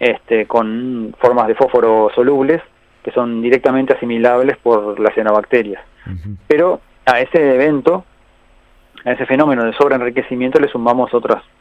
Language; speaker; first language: Spanish; native; Spanish